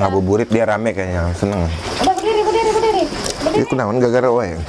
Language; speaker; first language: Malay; non-native, local second language; Sundanese